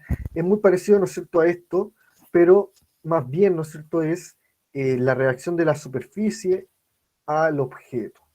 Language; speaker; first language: Spanish; native; Spanish